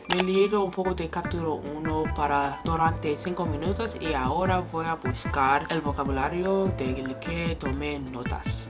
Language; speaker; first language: Spanish; non-native, learner; English